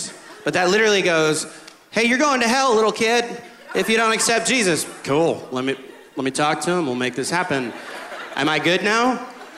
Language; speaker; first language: English; native; English